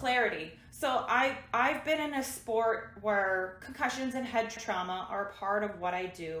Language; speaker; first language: English; native; English